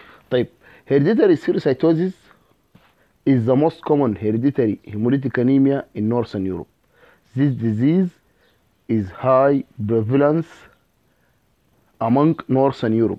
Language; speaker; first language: English; non-native, fluent; Arabic